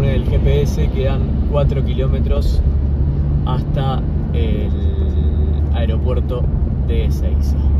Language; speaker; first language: Spanish; native; Spanish